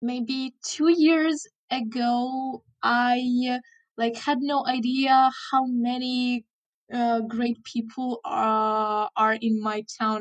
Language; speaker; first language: English; non-native, fluent; Ukrainian